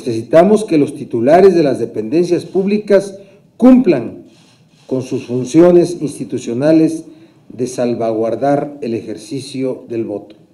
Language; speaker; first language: Spanish; native; Spanish